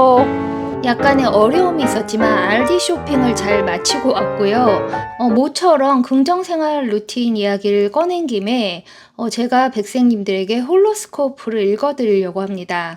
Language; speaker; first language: Korean; native; Korean